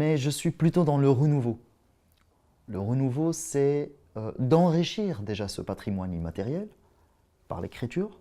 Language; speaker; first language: French; non-native, local second language; Arabic